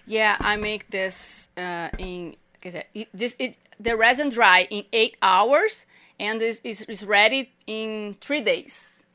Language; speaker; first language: English; non-native, learner; Portuguese